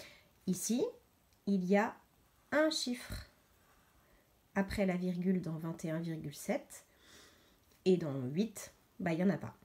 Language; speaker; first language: French; native; French